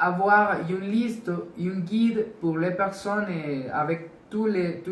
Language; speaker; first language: French; non-native, learner; Spanish